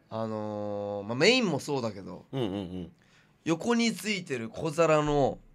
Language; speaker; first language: Japanese; native; Japanese